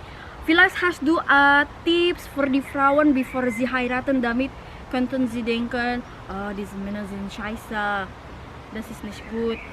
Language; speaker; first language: German; non-native, learner; Indonesian